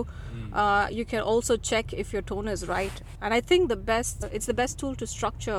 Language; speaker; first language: English; non-native, local second language; Tamil